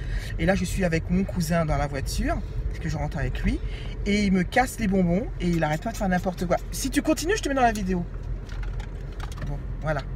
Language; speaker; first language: French; native; French